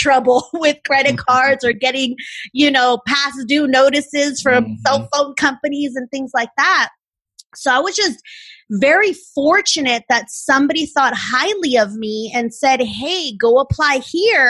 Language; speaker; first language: English; native; English